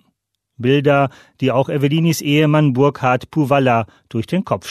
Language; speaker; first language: German; native; German